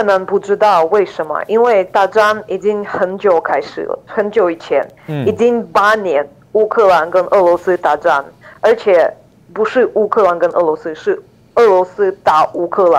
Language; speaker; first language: Chinese; non-native, fluent; Ukrainian